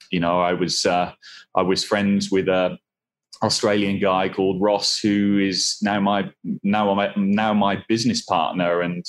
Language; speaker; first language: English; native; English